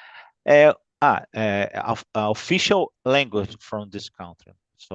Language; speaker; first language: English; non-native, fluent; Portuguese